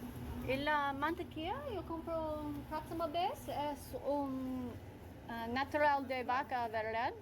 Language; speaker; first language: Spanish; non-native, learner; English